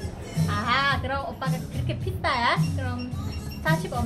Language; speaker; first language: Korean; non-native, learner; Vietnamese